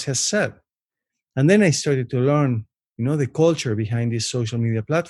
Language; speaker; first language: English; non-native, fluent; Spanish